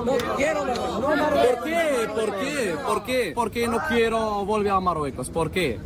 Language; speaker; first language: Spanish; non-native, learner; Arabic